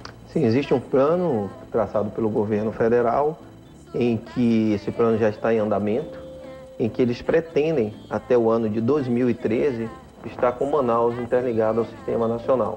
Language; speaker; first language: Portuguese; native; Portuguese